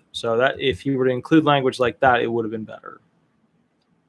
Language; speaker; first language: English; native; English